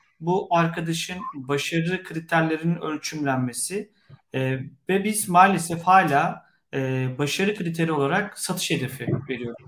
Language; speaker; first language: Turkish; native; Turkish